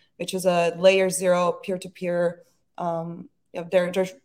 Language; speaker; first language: English; non-native, fluent; Turkish